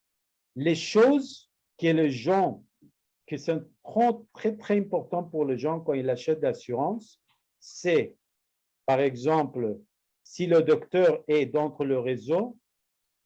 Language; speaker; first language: French; non-native, learner; Spanish